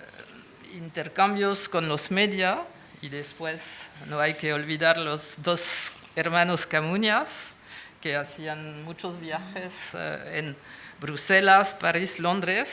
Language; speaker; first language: Spanish; non-native, fluent; French